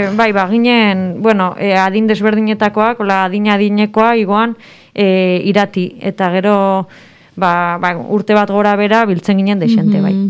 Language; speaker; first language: Basque; native; Basque